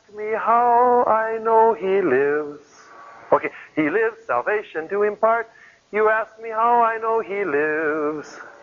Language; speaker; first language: English; native; English